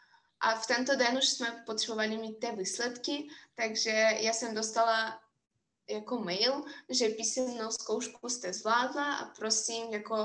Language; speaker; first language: Czech; non-native, fluent; Russian